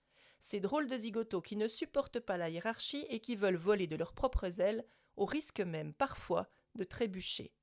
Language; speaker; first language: French; native; French